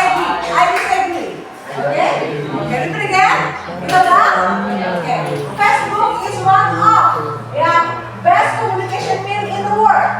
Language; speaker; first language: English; non-native, fluent; Indonesian